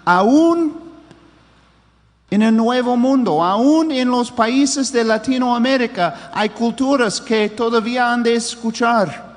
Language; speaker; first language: Spanish; non-native, fluent; English